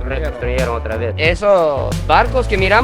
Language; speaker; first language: Spanish; non-native, fluent; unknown